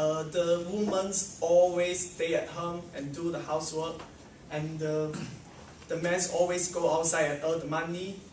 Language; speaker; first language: English; non-native, learner; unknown